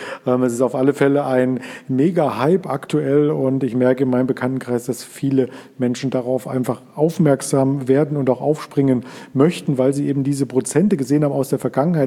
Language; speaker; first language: German; native; German